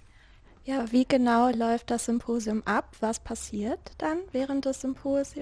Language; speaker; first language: German; native; German